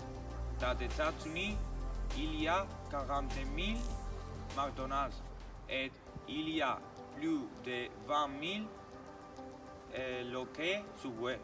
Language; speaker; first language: French; non-native, learner; Spanish